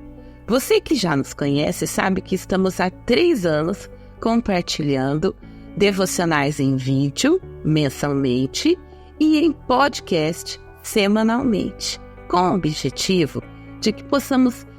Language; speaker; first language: Portuguese; native; Portuguese